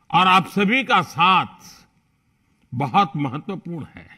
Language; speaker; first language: Hindi; non-native, local second language; Gujarati